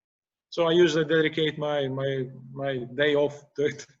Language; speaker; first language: English; non-native, fluent; Russian